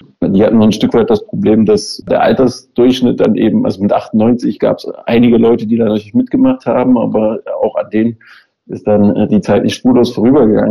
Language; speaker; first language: German; native; German